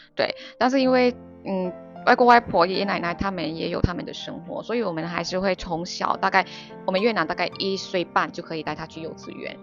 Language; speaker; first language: Chinese; non-native, fluent; Vietnamese